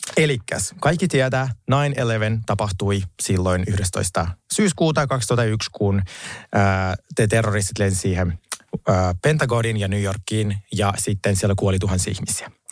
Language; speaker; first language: Finnish; non-native, fluent; Russian